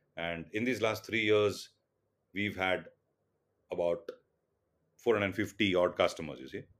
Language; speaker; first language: English; non-native, local second language; Tulu